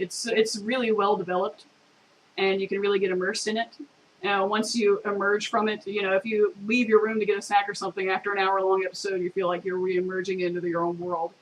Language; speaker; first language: English; native; English